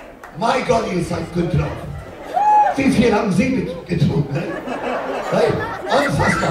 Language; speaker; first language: German; non-native, learner; English